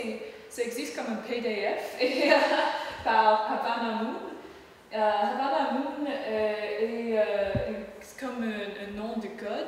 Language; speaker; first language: French; non-native, learner; English